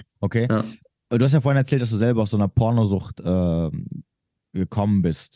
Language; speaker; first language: German; native; German